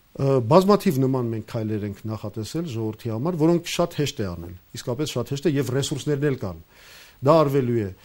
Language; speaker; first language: Armenian; native; Armenian